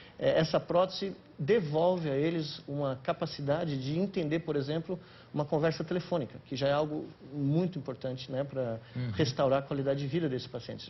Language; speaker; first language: Portuguese; native; Portuguese